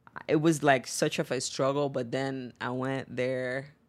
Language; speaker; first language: English; non-native, fluent; Portuguese